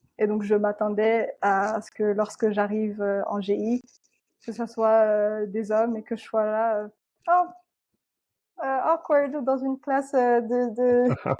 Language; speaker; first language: French; non-native, local second language; Wolof